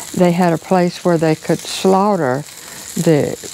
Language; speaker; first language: English; native; English